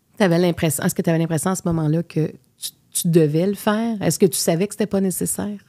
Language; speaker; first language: French; native; French